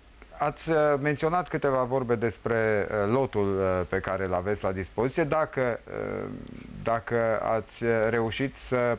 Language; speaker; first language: Romanian; native; Romanian